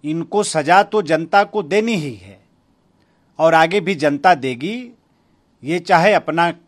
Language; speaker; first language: Hindi; native; Hindi